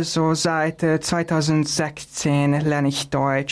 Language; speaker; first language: German; non-native, fluent; Hungarian